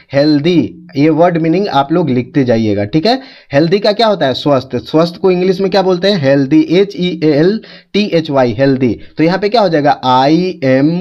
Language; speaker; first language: Hindi; native; Hindi